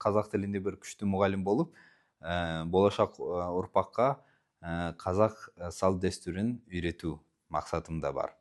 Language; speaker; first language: Kazakh; non-native, learner; Punjabi